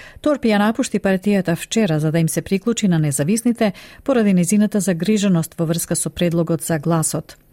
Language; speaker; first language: Macedonian; native; Macedonian